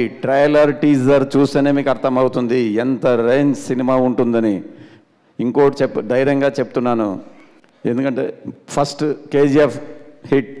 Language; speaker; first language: Telugu; native; Telugu